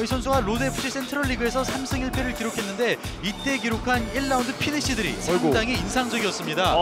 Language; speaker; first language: Korean; native; Korean